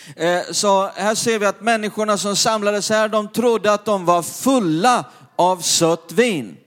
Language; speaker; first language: Swedish; native; Swedish